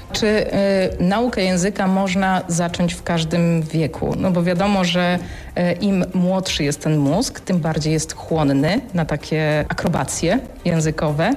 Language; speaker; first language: Polish; native; Polish